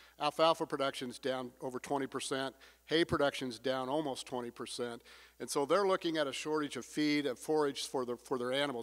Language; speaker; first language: English; native; English